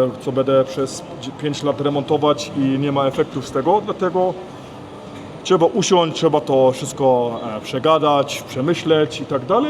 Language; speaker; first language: Polish; early bilingual, heritage; Polish